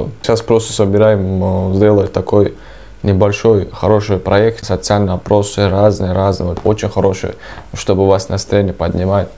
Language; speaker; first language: Russian; non-native, fluent; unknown